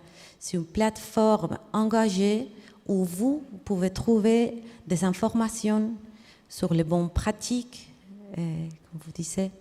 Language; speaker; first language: French; non-native, fluent; Spanish